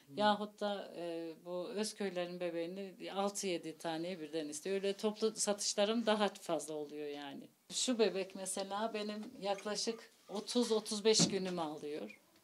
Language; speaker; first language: Turkish; early bilingual, heritage; Turkish